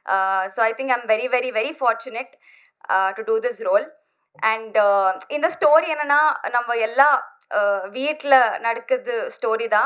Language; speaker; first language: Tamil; non-native, learner; Telugu